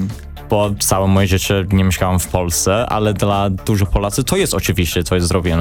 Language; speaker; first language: Polish; non-native, learner; English